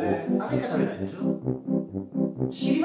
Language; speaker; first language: Japanese; non-native, learner; Italian